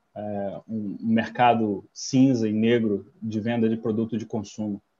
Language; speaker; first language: Portuguese; non-native, fluent; English